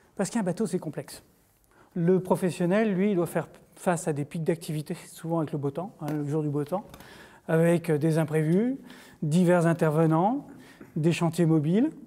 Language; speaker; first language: French; native; French